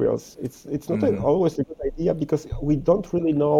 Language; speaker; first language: English; non-native, fluent; Polish